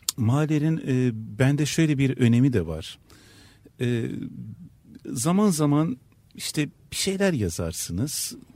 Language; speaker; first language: Turkish; native; Turkish